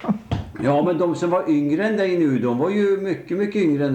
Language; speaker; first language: Swedish; native; Swedish